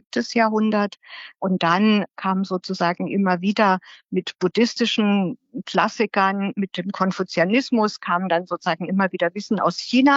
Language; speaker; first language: German; native; German